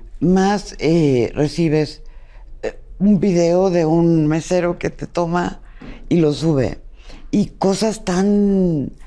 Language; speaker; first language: Spanish; native; Spanish